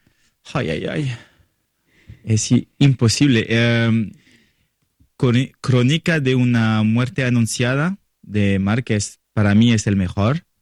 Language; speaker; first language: Spanish; non-native, learner; French